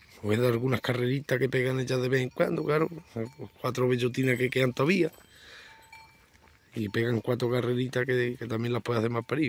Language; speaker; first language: Spanish; native; Spanish